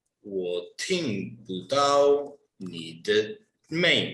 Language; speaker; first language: Chinese; non-native, learner; English